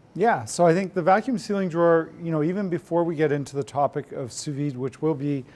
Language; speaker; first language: English; native; English